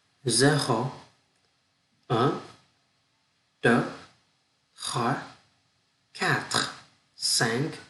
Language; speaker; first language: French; non-native, learner; Vietnamese